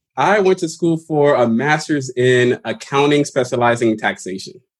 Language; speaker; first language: English; early bilingual, other home language; Haitian Creole